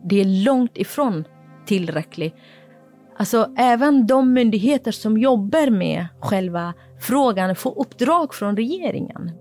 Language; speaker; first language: Swedish; non-native, fluent; Kurdish